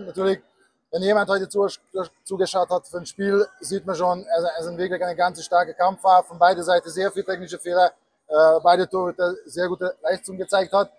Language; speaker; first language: German; non-native, fluent; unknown